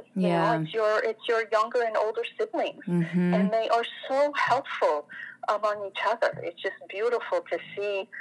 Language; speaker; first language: English; non-native, fluent; French